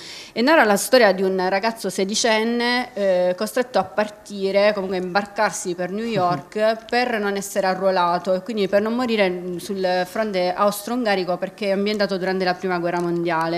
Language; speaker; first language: Italian; native; Italian